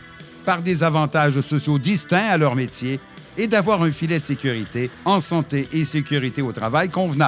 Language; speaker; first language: French; native; French